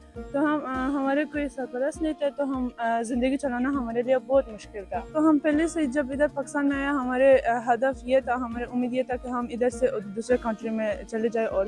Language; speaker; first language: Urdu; non-native, learner; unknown